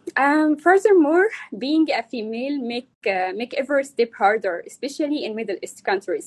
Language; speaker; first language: English; non-native, learner; Arabic